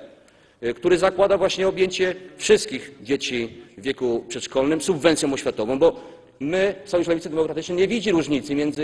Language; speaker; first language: Polish; native; Polish